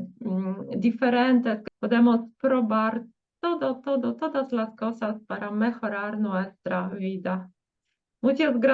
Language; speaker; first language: Spanish; non-native, fluent; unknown